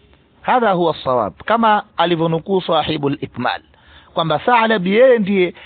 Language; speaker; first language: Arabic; non-native, fluent; Swahili